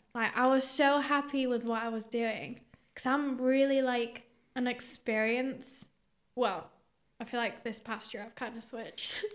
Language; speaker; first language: English; early bilingual, other home language; Greek